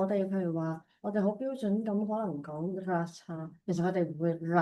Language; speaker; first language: Cantonese; native; Cantonese